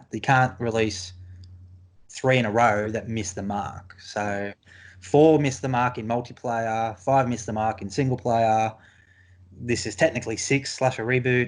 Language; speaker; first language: English; native; English